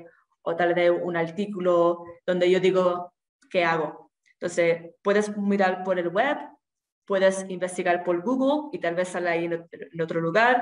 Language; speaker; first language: Spanish; non-native, fluent; English